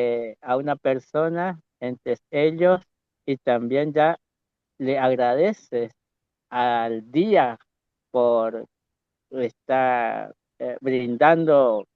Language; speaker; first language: Spanish; non-native, local second language; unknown